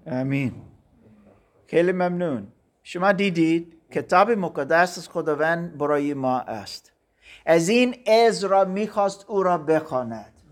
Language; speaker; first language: Persian; non-native, learner; German